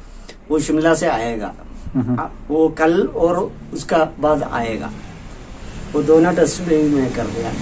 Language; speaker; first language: Hindi; non-native, local second language; Malayalam